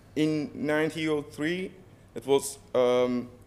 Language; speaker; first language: English; non-native, fluent; French